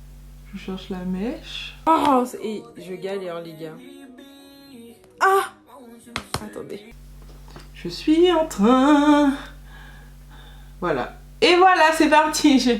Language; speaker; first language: French; native; French